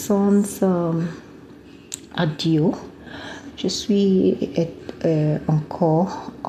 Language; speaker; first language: French; non-native, learner; English